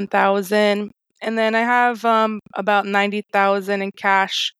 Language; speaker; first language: English; native; English